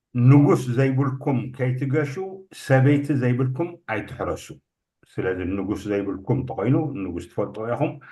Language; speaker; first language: Tigrinya; native; Tigrinya